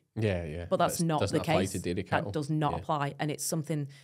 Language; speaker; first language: English; native; English